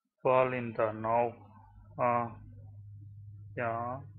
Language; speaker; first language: Finnish; non-native, learner; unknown